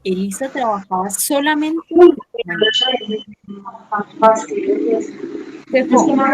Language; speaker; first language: French; non-native, fluent; Spanish